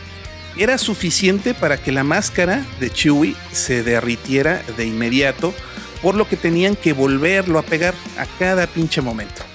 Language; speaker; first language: Spanish; native; Spanish